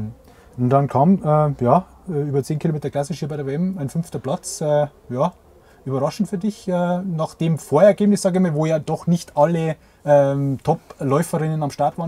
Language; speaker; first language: German; native; German